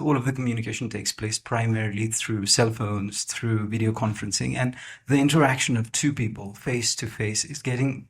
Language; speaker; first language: English; non-native, local second language; Nepali